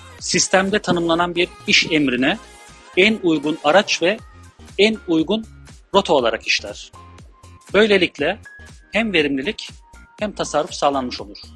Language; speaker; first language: Turkish; native; Turkish